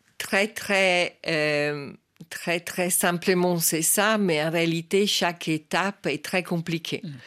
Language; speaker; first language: French; non-native, fluent; Italian